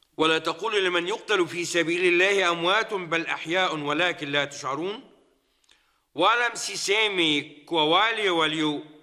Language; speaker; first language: Swahili; non-native, fluent; Arabic